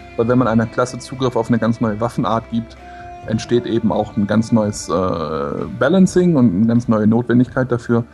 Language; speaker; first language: German; native; German